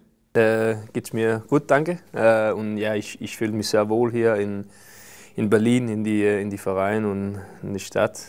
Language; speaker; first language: German; non-native, fluent; Danish